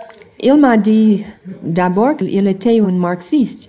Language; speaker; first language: French; non-native, learner; English